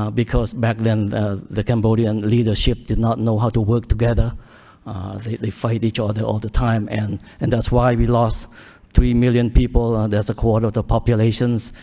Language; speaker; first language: English; early bilingual, other home language; Khmer